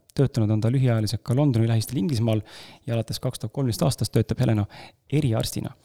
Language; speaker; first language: Estonian; native; Estonian